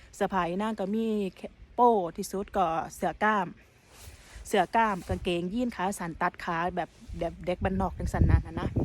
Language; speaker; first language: Thai; native; Thai